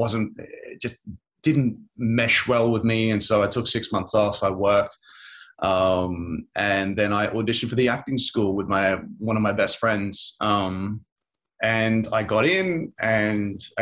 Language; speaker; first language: English; native; English